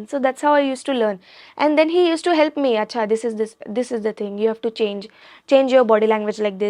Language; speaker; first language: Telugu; non-native, learner; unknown